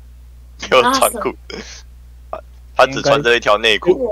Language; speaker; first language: Chinese; native; Chinese